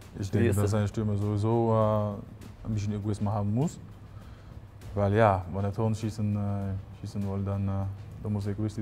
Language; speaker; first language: German; non-native, fluent; Dutch